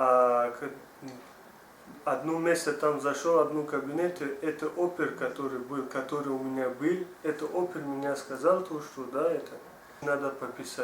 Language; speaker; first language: Russian; non-native, learner; Tajik